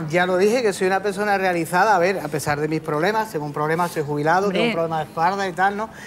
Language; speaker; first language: Spanish; native; Spanish